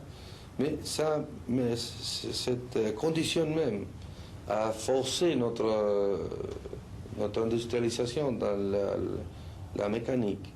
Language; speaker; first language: French; non-native, fluent; Spanish